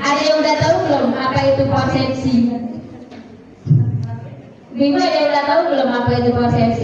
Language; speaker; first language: Indonesian; native; Indonesian